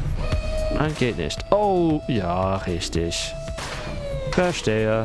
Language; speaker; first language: German; non-native, fluent; English